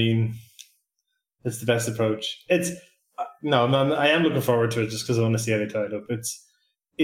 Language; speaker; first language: English; native; English